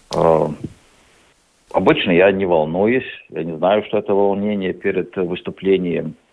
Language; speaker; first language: Russian; non-native, local second language; Latvian